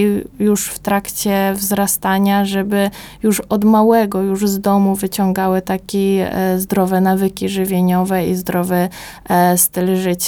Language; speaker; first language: Polish; native; Polish